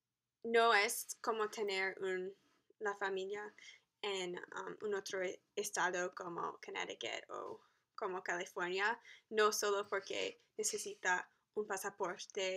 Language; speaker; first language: Spanish; non-native, learner; English